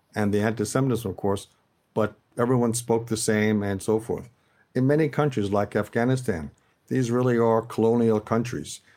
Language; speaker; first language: English; native; English